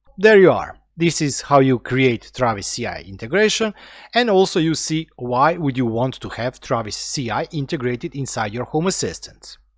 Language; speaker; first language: English; non-native, fluent; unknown